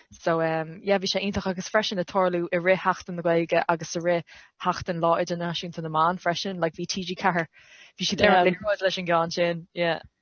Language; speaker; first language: Irish; non-native, local second language; English